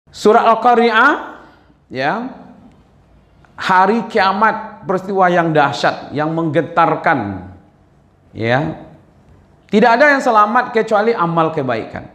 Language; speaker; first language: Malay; non-native, local second language; Minangkabau